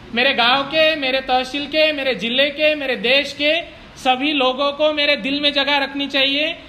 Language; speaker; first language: Hindi; non-native, local second language; Marathi